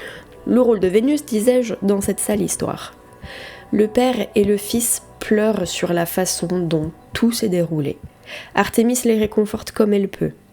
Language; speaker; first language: French; native; French